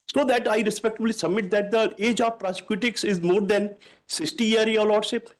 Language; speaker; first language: English; non-native, local second language; Hindi